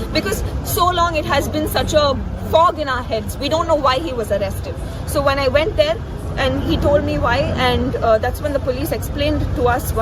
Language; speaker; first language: English; non-native, local second language; Tamil